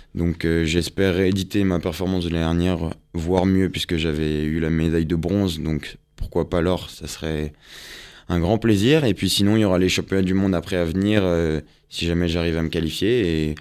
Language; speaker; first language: French; native; French